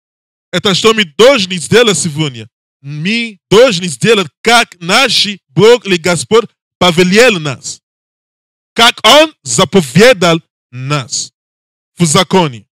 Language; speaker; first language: Russian; non-native, learner; English